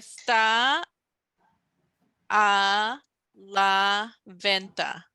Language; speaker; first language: Spanish; non-native, fluent; English